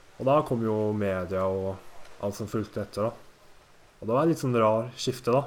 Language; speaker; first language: Norwegian; early bilingual, other home language; Japanese